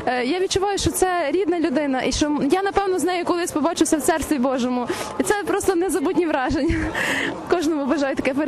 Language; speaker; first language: Ukrainian; native; Ukrainian